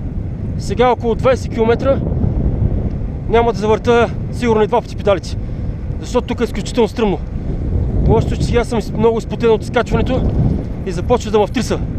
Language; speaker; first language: Bulgarian; native; Bulgarian